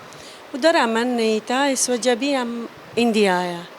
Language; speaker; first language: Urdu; non-native, learner; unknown